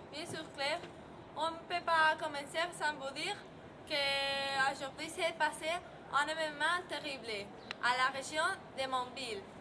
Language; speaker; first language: French; non-native, learner; Spanish